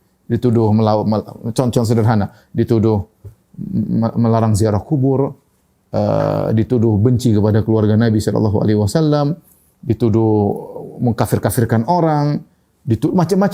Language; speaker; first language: Indonesian; native; Indonesian